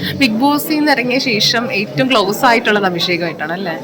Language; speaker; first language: Malayalam; native; Malayalam